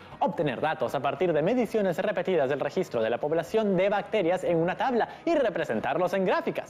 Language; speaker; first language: Spanish; native; Spanish